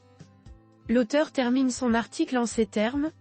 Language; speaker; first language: French; non-native, local second language; Arabic